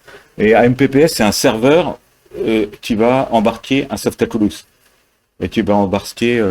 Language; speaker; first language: French; native; French